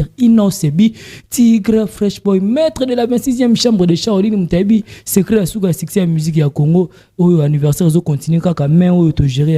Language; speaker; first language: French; non-native, local second language; Lingala